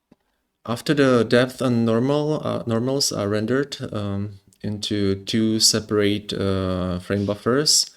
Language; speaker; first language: English; non-native, fluent; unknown